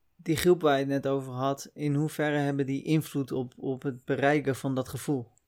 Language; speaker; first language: Dutch; native; Dutch